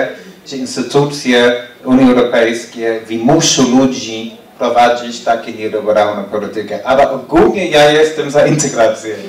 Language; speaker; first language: Polish; non-native, learner; English